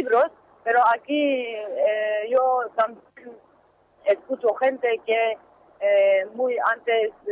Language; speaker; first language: Spanish; non-native, learner; Kurdish